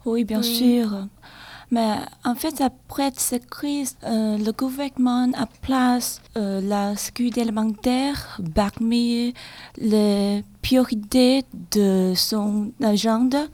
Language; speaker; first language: French; non-native, learner; Chinese